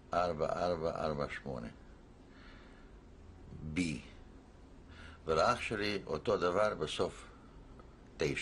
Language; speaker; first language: Hebrew; non-native, fluent; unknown